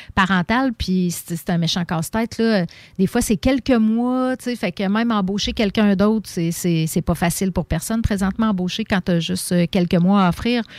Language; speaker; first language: French; native; French